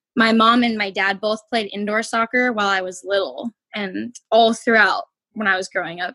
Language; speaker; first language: English; native; English